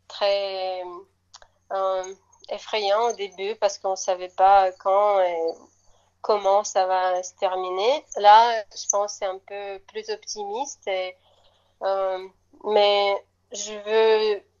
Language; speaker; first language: French; non-native, fluent; Russian